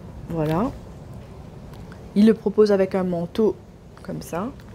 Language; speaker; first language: French; non-native, local second language; Morisyen